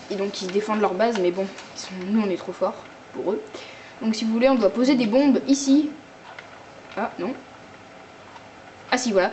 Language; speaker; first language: French; native; French